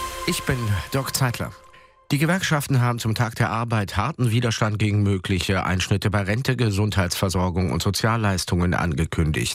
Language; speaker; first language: German; native; German